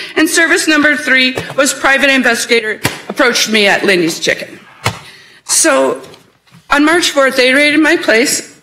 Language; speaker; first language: English; native; English